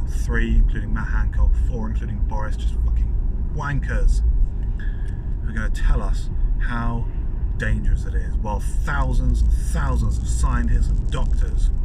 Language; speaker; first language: English; native; English